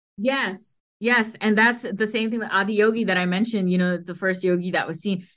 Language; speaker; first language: English; early bilingual, other home language; Hindi